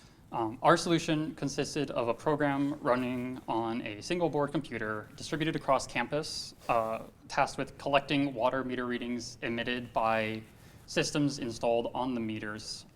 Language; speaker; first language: English; native; English